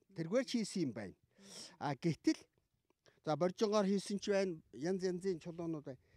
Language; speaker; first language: Mongolian; native; Mongolian